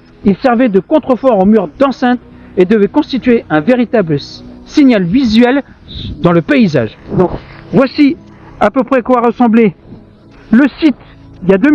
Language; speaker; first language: French; native; French